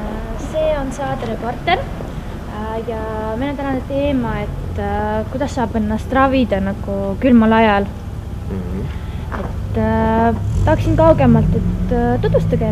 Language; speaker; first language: Estonian; non-native, local second language; Russian